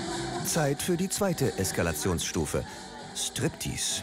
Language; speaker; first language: German; native; German